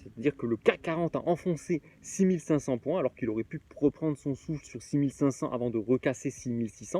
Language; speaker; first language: French; native; French